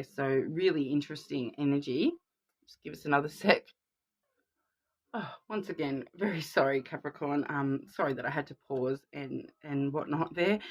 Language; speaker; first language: English; native; English